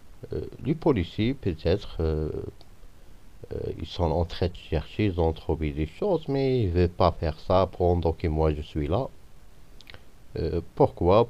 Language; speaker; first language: French; non-native, fluent; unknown